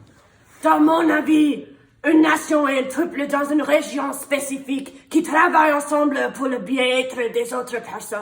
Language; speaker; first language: French; non-native, learner; English